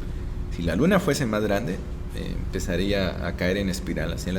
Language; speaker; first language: Spanish; native; Spanish